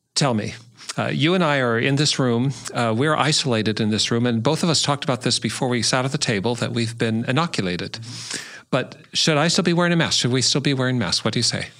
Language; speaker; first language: English; native; English